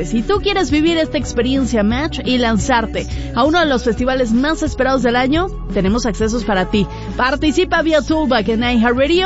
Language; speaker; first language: Spanish; native; Spanish